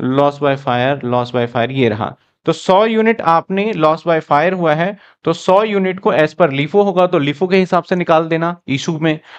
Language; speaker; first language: Hindi; native; Hindi